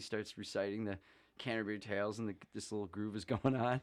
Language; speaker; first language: English; native; English